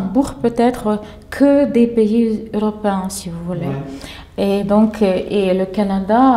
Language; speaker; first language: French; non-native, fluent; Ukrainian